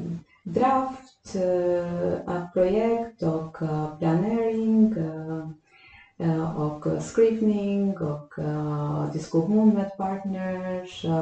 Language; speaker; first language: Swedish; non-native, fluent; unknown